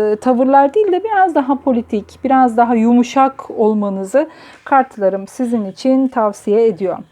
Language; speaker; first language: Turkish; native; Turkish